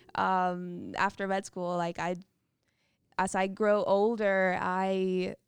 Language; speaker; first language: English; non-native, fluent; Spanish